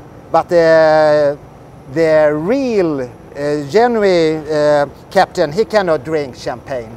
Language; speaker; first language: English; non-native, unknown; Swedish